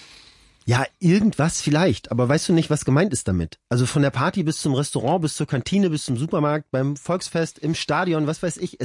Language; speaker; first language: German; native; German